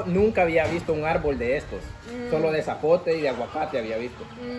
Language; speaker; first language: Spanish; native; Spanish